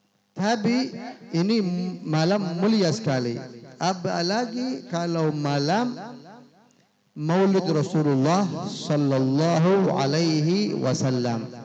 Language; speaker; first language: Indonesian; non-native, fluent; Arabic